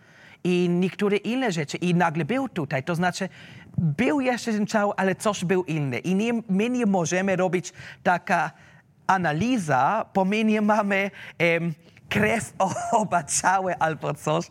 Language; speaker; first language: Polish; non-native, learner; German